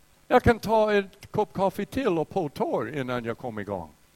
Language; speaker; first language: Swedish; non-native, fluent; English